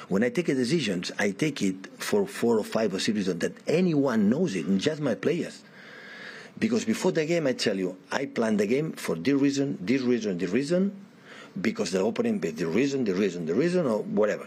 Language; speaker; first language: English; non-native, fluent; Spanish